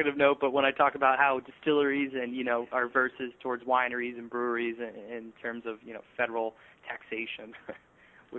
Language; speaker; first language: English; native; English